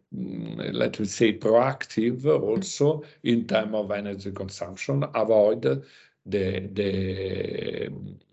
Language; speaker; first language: English; non-native, learner; Italian